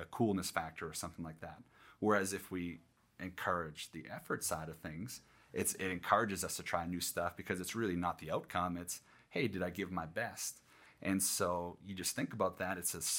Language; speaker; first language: English; native; English